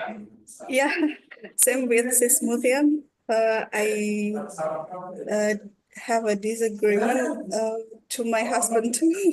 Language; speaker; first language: English; non-native, learner; Indonesian